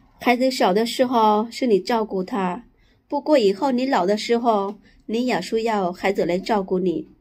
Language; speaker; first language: Chinese; non-native, fluent; Lao